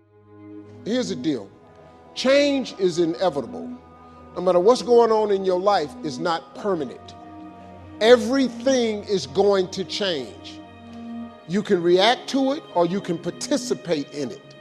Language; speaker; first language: English; native; English